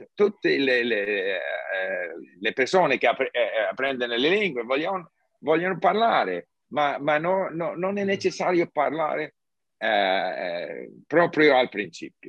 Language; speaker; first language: Italian; non-native, learner; English